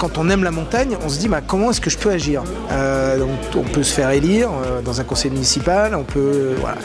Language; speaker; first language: French; native; French